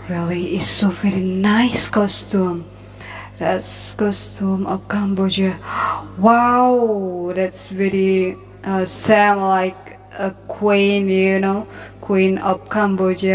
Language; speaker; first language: English; non-native, learner; Indonesian